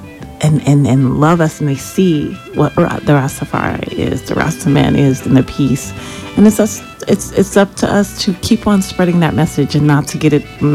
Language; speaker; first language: English; early bilingual, other home language; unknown